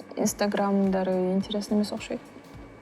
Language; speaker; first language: Kyrgyz; non-native, local second language; Russian